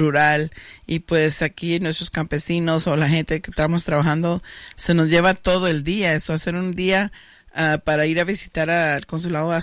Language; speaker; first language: Spanish; native; Spanish